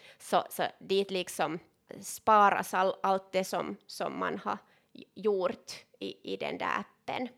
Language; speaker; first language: Swedish; non-native, local second language; Finnish